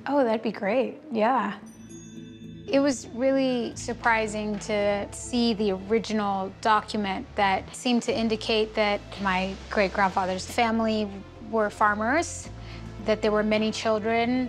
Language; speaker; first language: English; early bilingual, other home language; Spanish